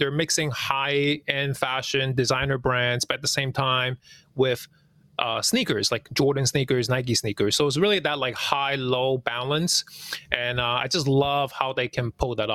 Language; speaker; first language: English; early bilingual, other home language; Cantonese